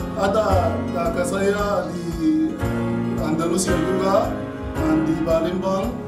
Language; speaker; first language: Indonesian; non-native, learner; Arabic